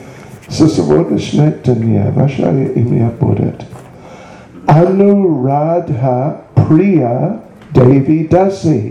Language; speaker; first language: Russian; non-native, learner; English